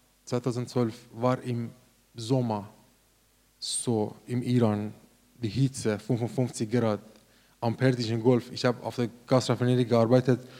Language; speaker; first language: German; non-native, learner; Persian